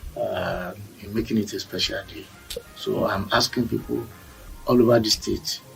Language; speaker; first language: English; non-native, local second language; Yoruba